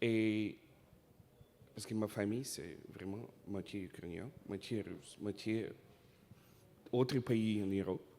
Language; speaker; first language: French; non-native, fluent; Russian